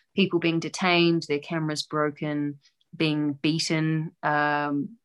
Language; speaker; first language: English; native; English